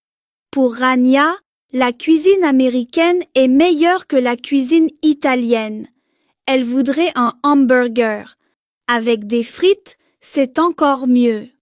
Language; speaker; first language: French; non-native, local second language; Arabic